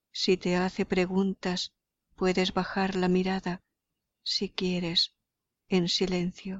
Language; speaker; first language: Spanish; native; Spanish